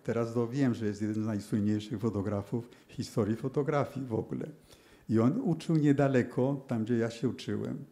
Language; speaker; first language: Polish; early bilingual, heritage; Polish